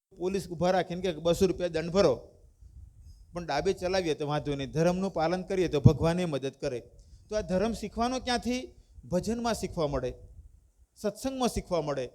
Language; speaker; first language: Gujarati; native; Gujarati